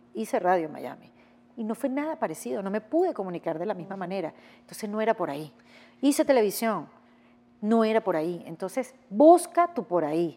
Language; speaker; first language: Spanish; native; Spanish